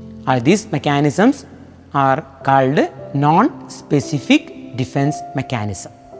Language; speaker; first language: English; non-native, local second language; Malayalam